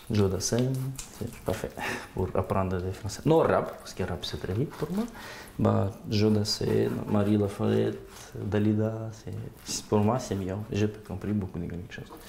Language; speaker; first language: French; non-native, learner; Gagauz